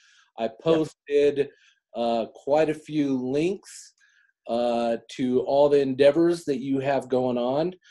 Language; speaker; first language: English; native; English